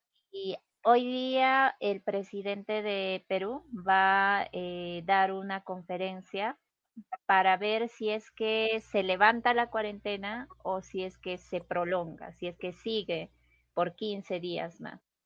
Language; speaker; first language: Spanish; native; Spanish